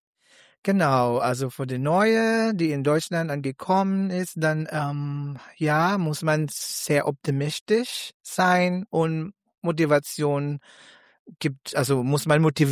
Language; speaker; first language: German; non-native, learner; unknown